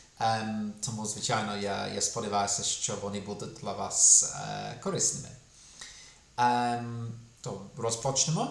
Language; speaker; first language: Ukrainian; non-native, fluent; English